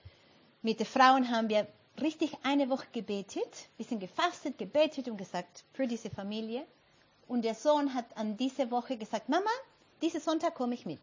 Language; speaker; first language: German; non-native, fluent; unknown